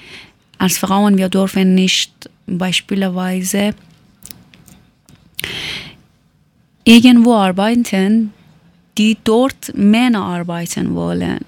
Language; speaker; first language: German; non-native, learner; Persian